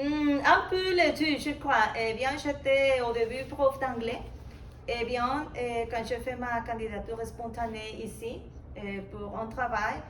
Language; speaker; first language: French; non-native, fluent; Spanish